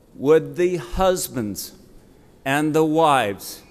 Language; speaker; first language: English; native; English